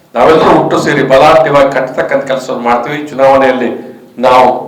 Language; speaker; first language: Kannada; native; Kannada